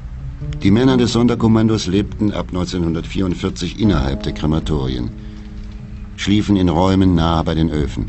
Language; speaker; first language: German; native; German